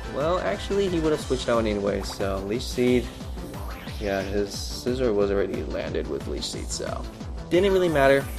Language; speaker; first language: English; native; English